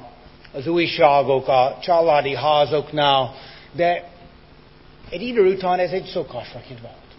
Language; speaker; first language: Hungarian; non-native, fluent; English